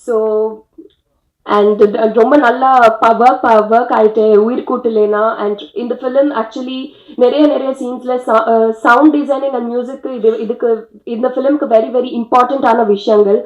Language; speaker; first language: Tamil; non-native, learner; Telugu